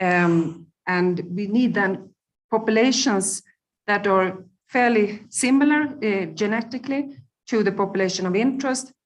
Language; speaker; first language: English; non-native, fluent; Swedish